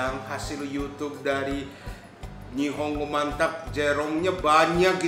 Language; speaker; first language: Indonesian; non-native, fluent; Japanese